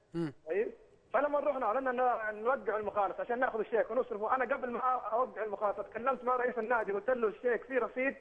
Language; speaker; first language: Arabic; native; Arabic